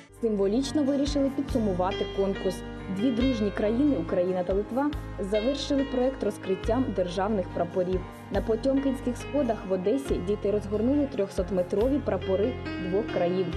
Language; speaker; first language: Ukrainian; native; Ukrainian